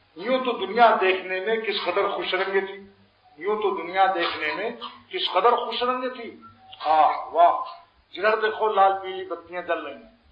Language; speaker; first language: Urdu; native; Urdu